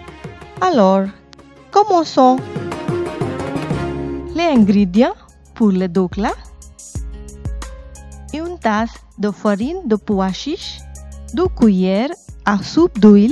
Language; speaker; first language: French; non-native, fluent; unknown